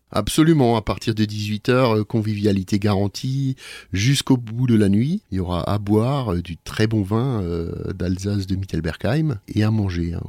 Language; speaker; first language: French; native; French